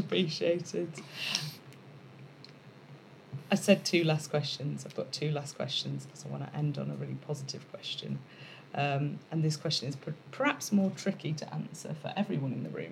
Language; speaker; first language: English; native; English